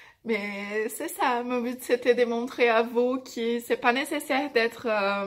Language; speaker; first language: French; non-native, fluent; Portuguese